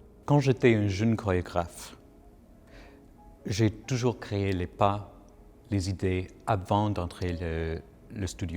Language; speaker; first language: French; non-native, local second language; English